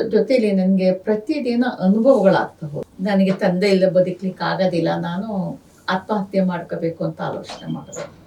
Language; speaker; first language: Kannada; non-native, local second language; Urdu